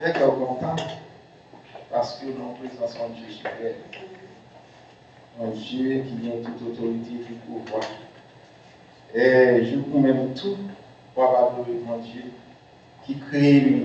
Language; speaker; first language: French; non-native, local second language; Haitian Creole